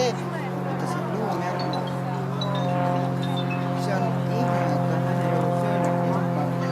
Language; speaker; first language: Finnish; non-native, fluent; Russian